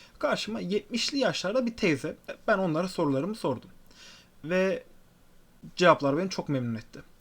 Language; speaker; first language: Turkish; native; Turkish